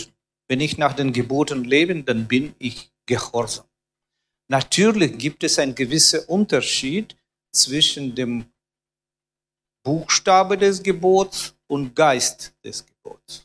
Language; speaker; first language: German; non-native, fluent; Russian